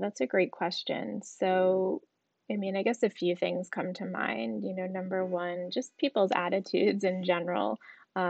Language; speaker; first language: English; native; English